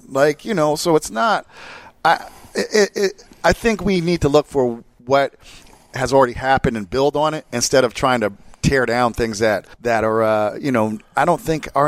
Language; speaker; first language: English; native; English